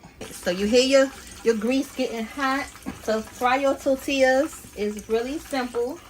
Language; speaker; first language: English; native; English